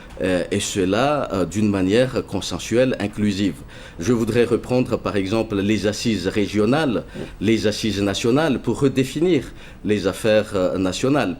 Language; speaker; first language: French; non-native, local second language; Malagasy